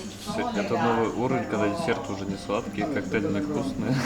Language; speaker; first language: Russian; native; Russian